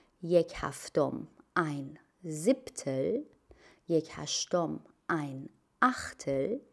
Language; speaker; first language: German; non-native, fluent; Persian